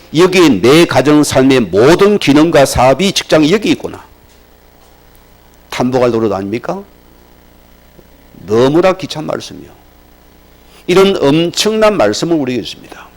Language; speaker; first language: Korean; native; Korean